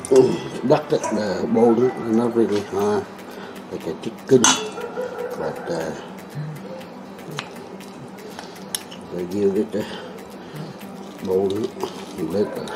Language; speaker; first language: English; non-native, learner; Vietnamese